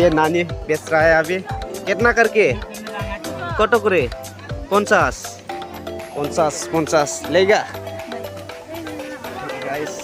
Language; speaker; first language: Hindi; non-native, local second language; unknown